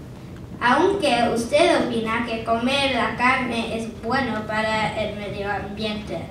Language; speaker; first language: Spanish; non-native, learner; English